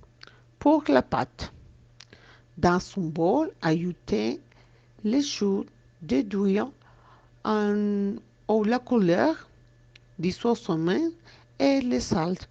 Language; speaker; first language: French; non-native, learner; Spanish